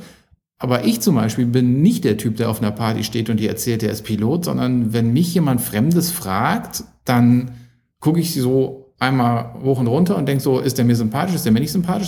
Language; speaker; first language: German; native; German